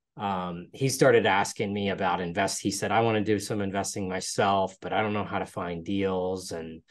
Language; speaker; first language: English; native; English